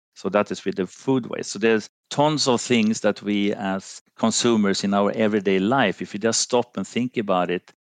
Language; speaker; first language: English; non-native, fluent; Finnish